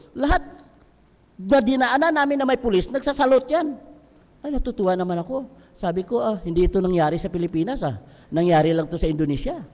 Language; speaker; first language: Filipino; non-native, local second language; Hiligaynon